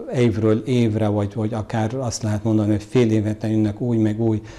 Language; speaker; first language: Hungarian; non-native, fluent; Arabic